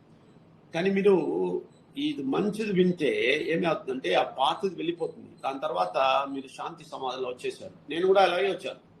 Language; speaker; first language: Telugu; non-native, learner; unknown